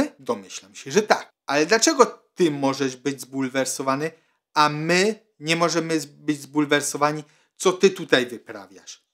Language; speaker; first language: Polish; non-native, fluent; Italian